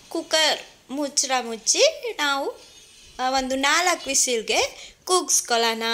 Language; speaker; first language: Kannada; non-native, fluent; Sinhala